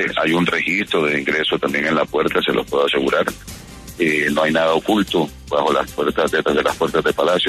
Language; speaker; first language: Spanish; native; Spanish